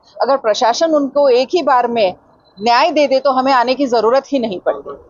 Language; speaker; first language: Hindi; native; Hindi